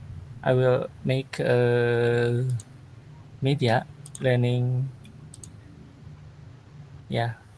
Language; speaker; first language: English; non-native, learner; Sundanese